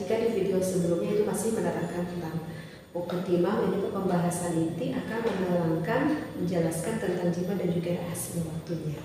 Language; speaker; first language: Indonesian; native; Indonesian